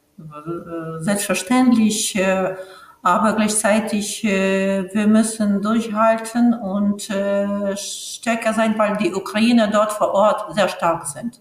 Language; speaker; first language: German; non-native, fluent; Ukrainian